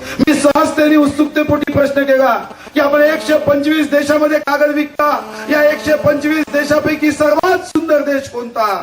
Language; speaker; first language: Marathi; native; Marathi